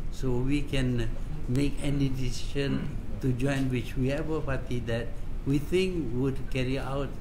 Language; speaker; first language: English; non-native, local second language; Malay